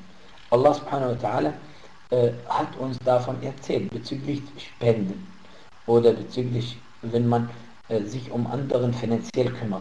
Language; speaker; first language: German; non-native, fluent; Arabic